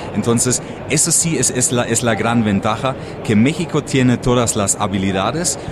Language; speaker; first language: Spanish; non-native, fluent; German